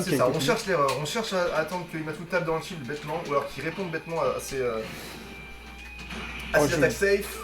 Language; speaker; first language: French; native; French